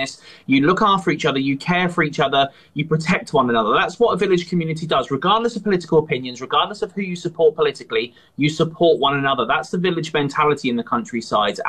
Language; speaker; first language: English; native; English